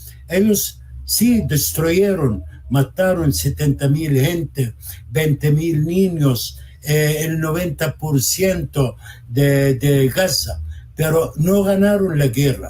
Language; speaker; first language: Spanish; non-native, fluent; Arabic